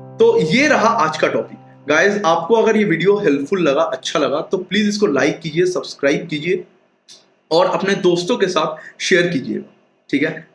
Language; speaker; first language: Hindi; non-native, local second language; Bangla